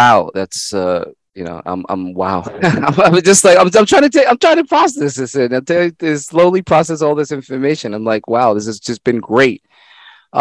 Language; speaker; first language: English; non-native, fluent; Spanish